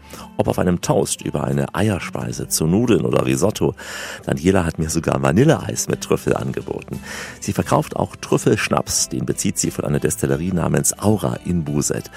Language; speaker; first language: German; native; German